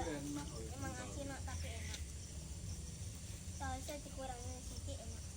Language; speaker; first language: Indonesian; non-native, local second language; Javanese